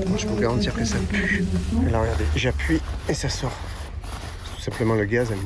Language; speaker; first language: French; native; French